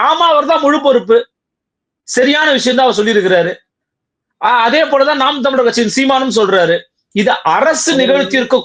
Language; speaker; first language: Tamil; native; Tamil